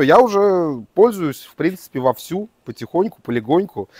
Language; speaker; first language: Russian; native; Russian